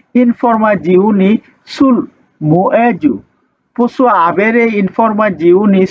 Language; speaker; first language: Italian; non-native, learner; Bangla